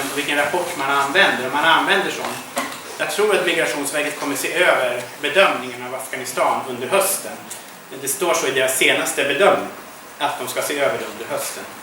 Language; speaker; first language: Swedish; native; Swedish